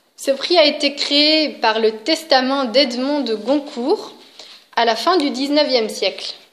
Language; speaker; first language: French; native; French